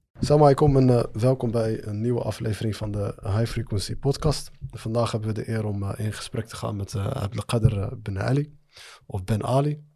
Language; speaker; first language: Dutch; early bilingual, other home language; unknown